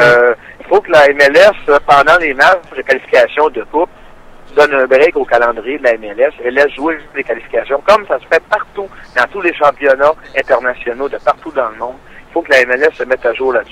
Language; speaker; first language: French; native; French